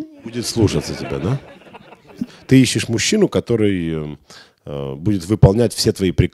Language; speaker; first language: Russian; native; Russian